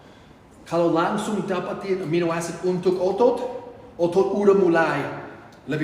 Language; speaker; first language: Indonesian; non-native, fluent; English